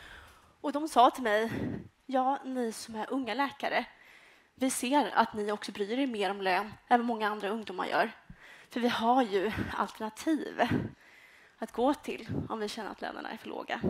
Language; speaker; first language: Swedish; native; Swedish